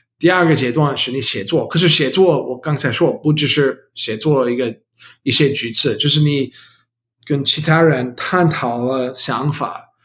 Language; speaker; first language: Chinese; non-native, learner; English